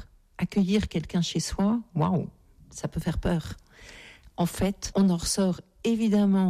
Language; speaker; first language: French; native; French